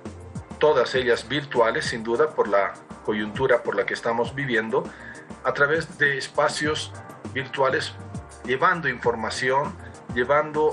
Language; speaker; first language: Spanish; native; Spanish